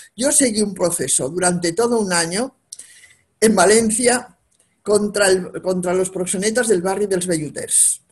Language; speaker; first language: Spanish; native; Spanish